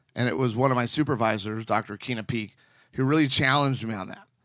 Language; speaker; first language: English; native; English